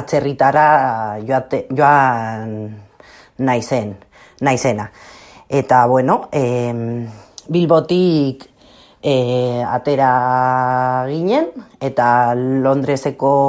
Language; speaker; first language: Basque; non-native, local second language; Spanish